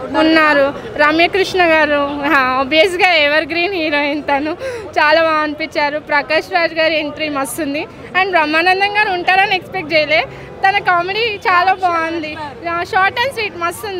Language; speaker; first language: Telugu; native; Telugu